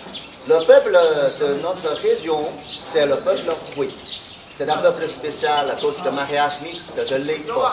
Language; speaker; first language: French; non-native, fluent; Chinese